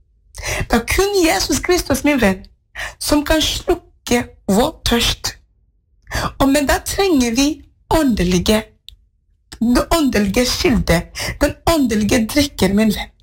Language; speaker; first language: Swedish; non-native, learner; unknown